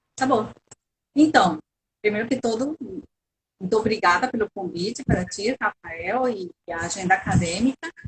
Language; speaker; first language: Portuguese; non-native, fluent; Spanish